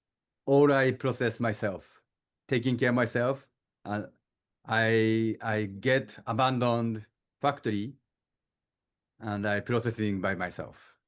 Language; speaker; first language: English; non-native, learner; Japanese